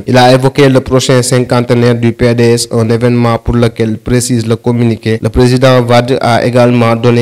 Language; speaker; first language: French; non-native, local second language; Wolof